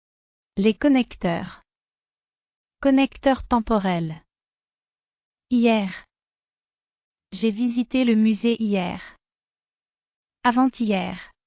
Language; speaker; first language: French; non-native, fluent; Spanish